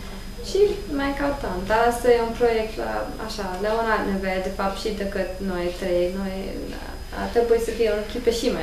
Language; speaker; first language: Romanian; non-native, learner; English